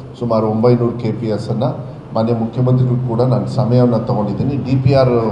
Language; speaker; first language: Kannada; native; Kannada